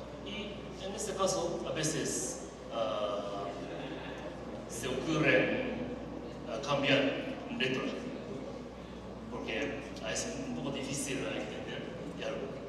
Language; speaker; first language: Spanish; non-native, learner; Japanese